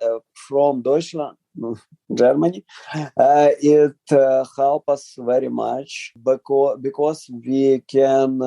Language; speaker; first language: English; non-native, learner; Ukrainian